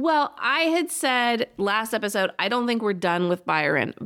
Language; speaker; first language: English; native; English